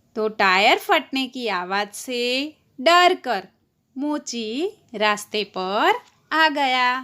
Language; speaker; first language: Hindi; non-native, local second language; Gujarati